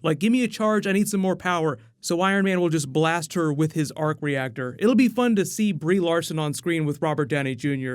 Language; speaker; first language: English; native; English